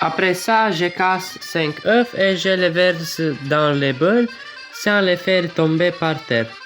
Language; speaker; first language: French; non-native, learner; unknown